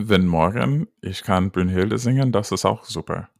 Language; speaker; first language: German; non-native, learner; English